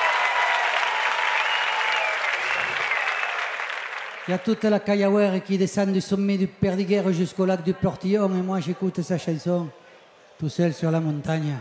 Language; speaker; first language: French; native; French